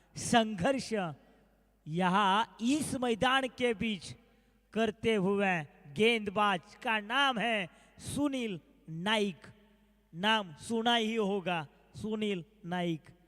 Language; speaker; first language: Hindi; non-native, local second language; Marathi